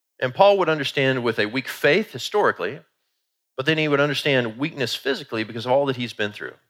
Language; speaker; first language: English; native; English